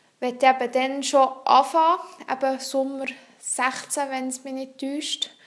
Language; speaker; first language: German; non-native, local second language; French